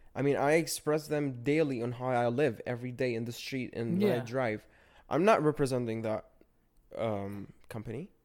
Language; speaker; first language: English; non-native, fluent; Arabic